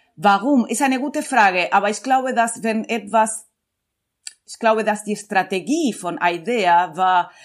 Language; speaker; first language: German; non-native, learner; Spanish